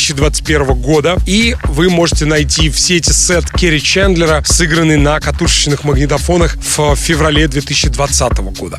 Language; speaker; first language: Russian; native; Russian